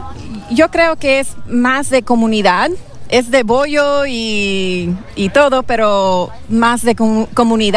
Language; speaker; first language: Spanish; non-native, learner; English